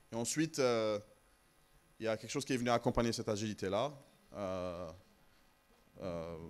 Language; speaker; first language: French; non-native, local second language; Arabic